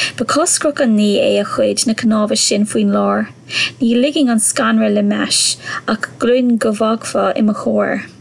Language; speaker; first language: Irish; non-native, local second language; English